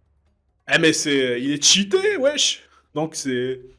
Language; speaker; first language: French; native; French